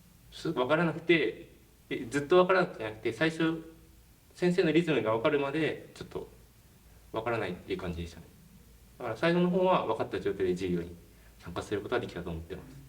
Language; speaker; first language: Japanese; native; Japanese